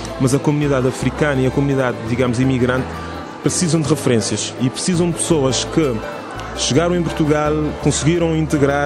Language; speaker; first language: Portuguese; non-native, local second language; Kabuverdianu